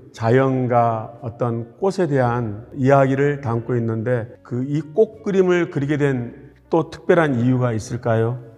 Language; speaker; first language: Korean; native; Korean